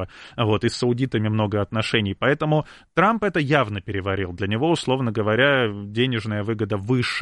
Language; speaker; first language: Russian; native; Russian